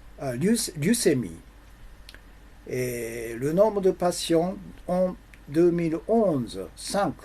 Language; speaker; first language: French; non-native, learner; Japanese